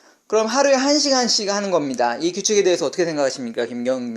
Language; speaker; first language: Korean; native; Korean